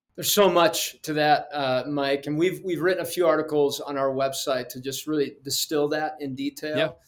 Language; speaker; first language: English; early bilingual, other home language; Spanish